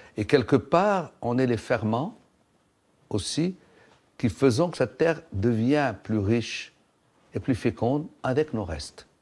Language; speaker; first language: French; non-native, local second language; Arabic